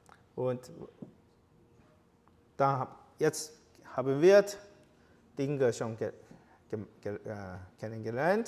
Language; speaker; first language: German; non-native, learner; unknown